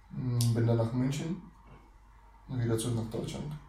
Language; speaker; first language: German; early bilingual, other home language; Russian